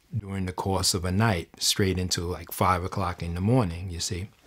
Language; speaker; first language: English; native; English